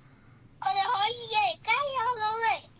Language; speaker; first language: Chinese; native; Chinese